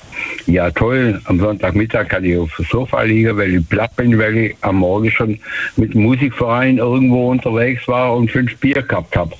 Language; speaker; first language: German; native; German